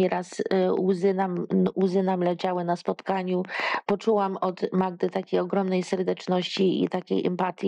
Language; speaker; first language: Polish; early bilingual, heritage; Polish